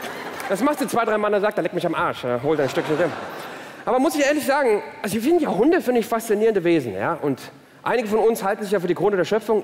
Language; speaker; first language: German; early bilingual, other home language; Turkish